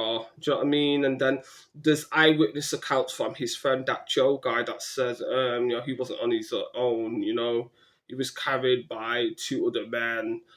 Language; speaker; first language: English; native; English